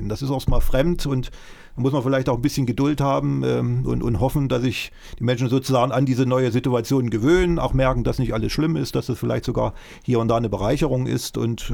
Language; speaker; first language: German; native; German